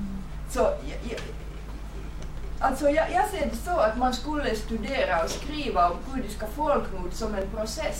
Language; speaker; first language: Swedish; non-native, fluent; Finnish